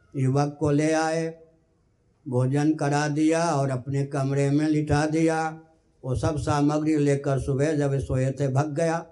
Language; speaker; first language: Hindi; non-native, local second language; Maithili